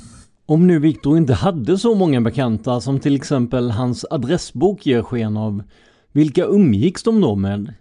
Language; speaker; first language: Swedish; native; Swedish